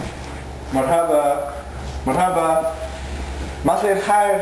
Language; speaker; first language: Arabic; non-native, learner; English